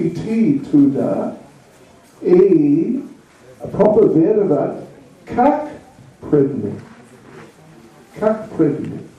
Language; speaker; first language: Russian; non-native, learner; English